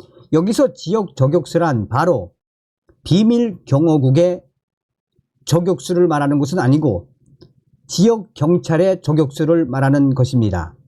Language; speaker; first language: Korean; native; Korean